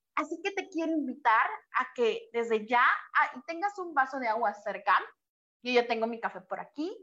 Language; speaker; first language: Spanish; native; Spanish